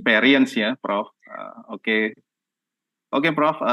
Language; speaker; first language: English; non-native, learner; Indonesian